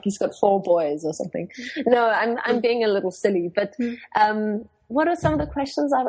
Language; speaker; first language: English; non-native, local second language; Afrikaans